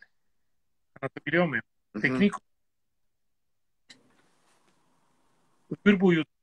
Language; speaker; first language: Turkish; non-native, fluent; Italian